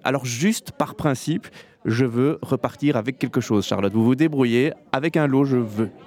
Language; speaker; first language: French; native; French